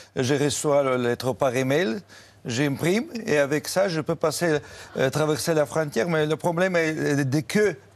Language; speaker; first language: French; non-native, fluent; Russian